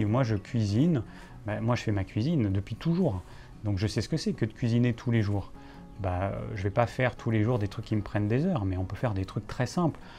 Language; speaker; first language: French; native; French